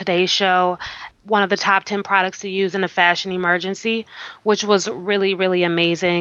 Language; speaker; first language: English; native; English